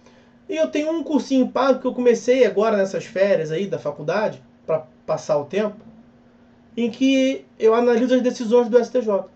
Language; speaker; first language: Portuguese; native; Portuguese